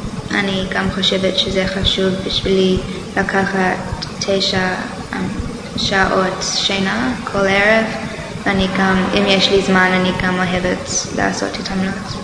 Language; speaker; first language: Hebrew; non-native, learner; English